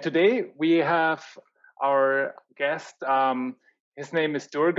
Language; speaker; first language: English; non-native, fluent; German